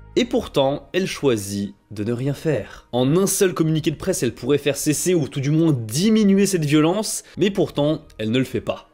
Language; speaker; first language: French; native; French